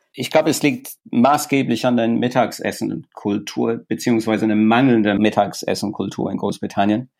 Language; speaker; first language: German; non-native, fluent; English